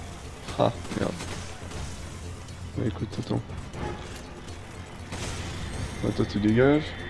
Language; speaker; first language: French; native; French